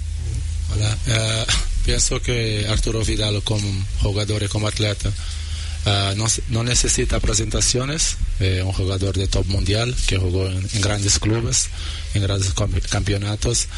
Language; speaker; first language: Spanish; non-native, learner; Portuguese